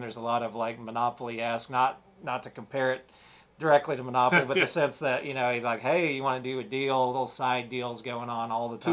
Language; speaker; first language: English; native; English